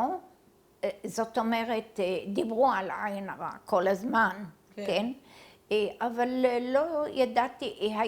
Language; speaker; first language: Hebrew; early bilingual, other home language; Arabic